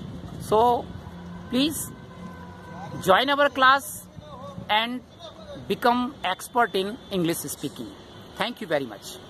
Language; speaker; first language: English; non-native, local second language; Hindi